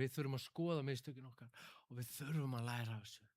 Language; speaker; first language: Icelandic; non-native, fluent; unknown